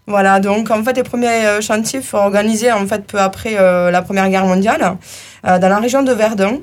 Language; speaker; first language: French; native; French